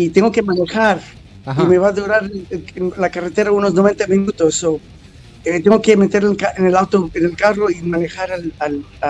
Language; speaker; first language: Spanish; early bilingual, heritage; English